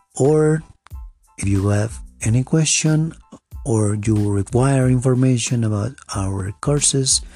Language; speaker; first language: English; non-native, fluent; Spanish